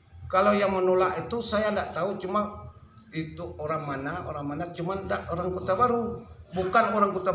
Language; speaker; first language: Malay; non-native, local second language; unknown